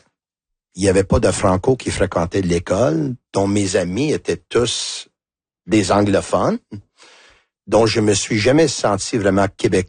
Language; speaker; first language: French; non-native, local second language; Italian